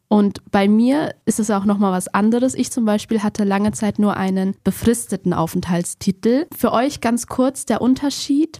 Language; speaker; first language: German; early bilingual, other home language; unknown